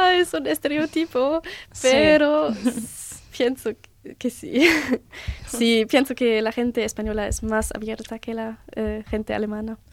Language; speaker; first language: Spanish; non-native, learner; German